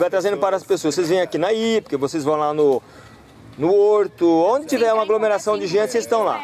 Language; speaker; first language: Portuguese; native; Portuguese